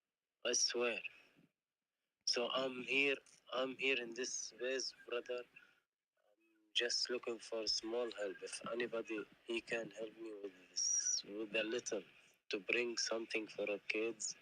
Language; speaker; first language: English; non-native, learner; Arabic